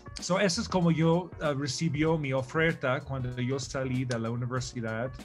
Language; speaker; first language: Spanish; non-native, fluent; English